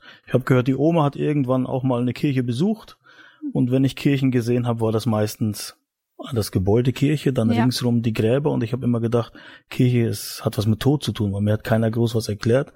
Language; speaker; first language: German; native; German